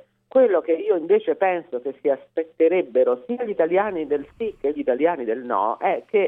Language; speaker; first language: Italian; native; Italian